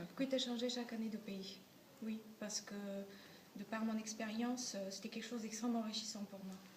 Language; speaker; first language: French; non-native, fluent; Bulgarian